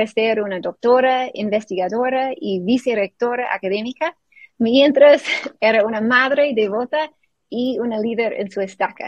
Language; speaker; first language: Spanish; non-native, fluent; English